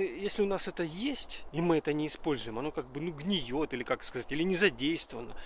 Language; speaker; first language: Russian; native; Russian